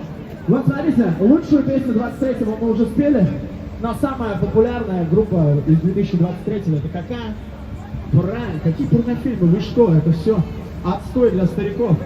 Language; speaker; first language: Russian; native; Russian